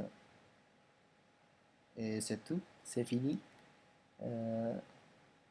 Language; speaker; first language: French; non-native, learner; Indonesian